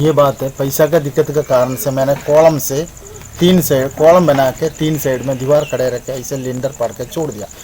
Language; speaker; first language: Hindi; non-native, local second language; Malayalam